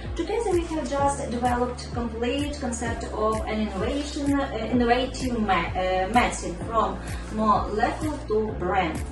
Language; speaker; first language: English; non-native, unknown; Ukrainian